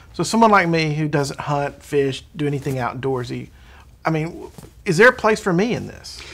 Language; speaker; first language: English; native; English